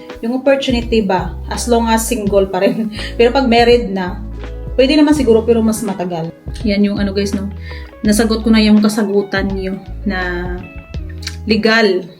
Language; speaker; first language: Filipino; native; Filipino